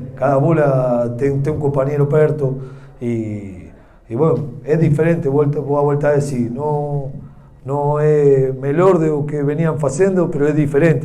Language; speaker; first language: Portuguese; non-native, learner; Spanish